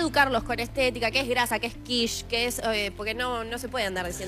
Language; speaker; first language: Spanish; native; Spanish